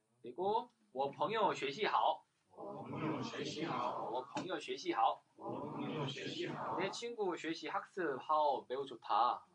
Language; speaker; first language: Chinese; non-native, fluent; Korean